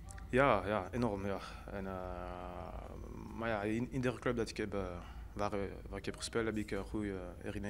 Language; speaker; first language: Dutch; non-native, fluent; French